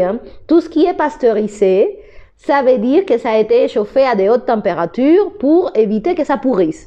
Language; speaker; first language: French; non-native, fluent; Spanish